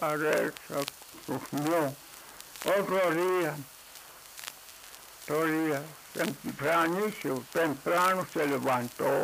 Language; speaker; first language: Spanish; non-native, local second language; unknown